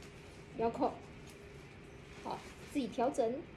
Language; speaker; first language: Chinese; native; Chinese